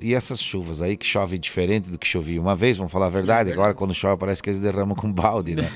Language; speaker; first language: Portuguese; native; Portuguese